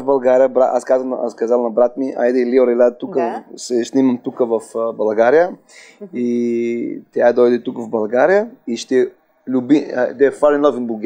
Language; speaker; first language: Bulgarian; non-native, learner; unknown